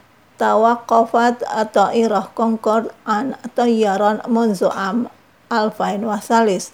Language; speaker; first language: Arabic; non-native, fluent; Indonesian